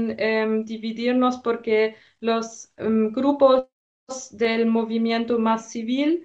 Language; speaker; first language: Spanish; non-native, fluent; German